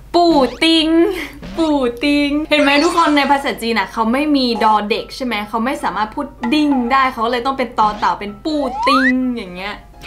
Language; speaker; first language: Thai; native; Thai